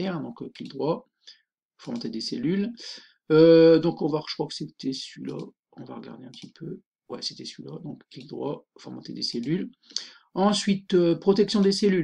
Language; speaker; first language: French; native; French